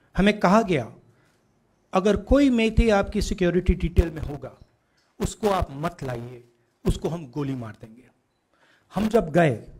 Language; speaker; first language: Hindi; native; Hindi